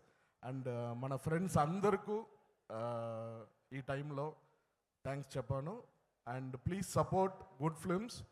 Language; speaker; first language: Telugu; non-native, learner; Tamil